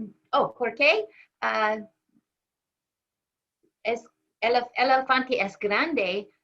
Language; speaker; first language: Spanish; non-native, learner; English